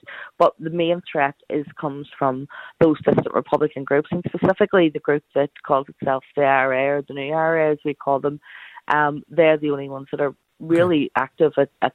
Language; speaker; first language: English; native; English